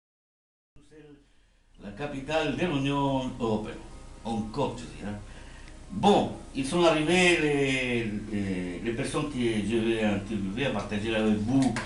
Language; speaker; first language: French; non-native, fluent; Spanish